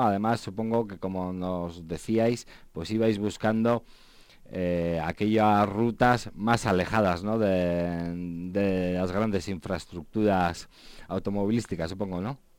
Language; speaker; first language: Spanish; native; Spanish